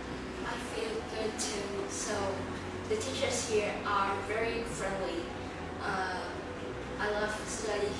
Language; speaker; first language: English; non-native, learner; Vietnamese